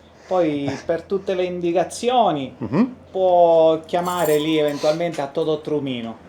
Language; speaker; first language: Italian; native; Italian